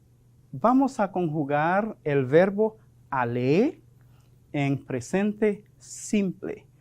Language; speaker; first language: Spanish; non-native, fluent; French